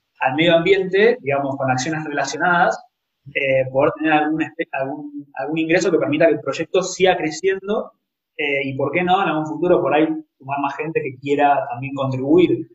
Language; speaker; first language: Spanish; native; Spanish